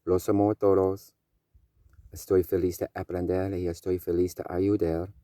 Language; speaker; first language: Spanish; non-native, learner; English